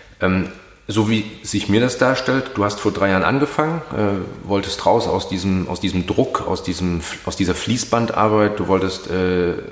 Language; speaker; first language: German; native; German